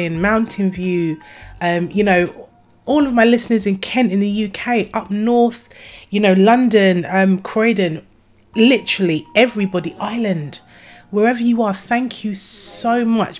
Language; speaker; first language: English; native; English